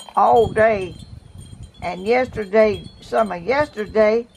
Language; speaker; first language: English; native; English